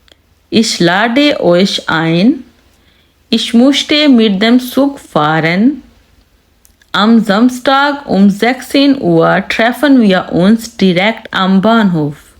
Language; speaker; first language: German; non-native, fluent; Urdu